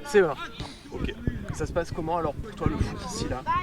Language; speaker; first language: French; native; French